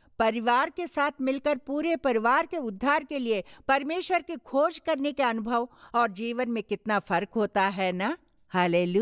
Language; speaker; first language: Hindi; non-native, local second language; Tamil